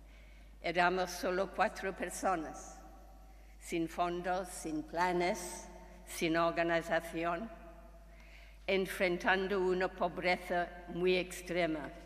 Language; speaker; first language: Spanish; non-native, fluent; English